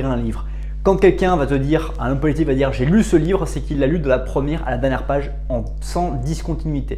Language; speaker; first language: French; native; French